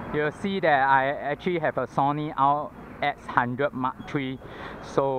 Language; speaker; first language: English; non-native, local second language; Chinese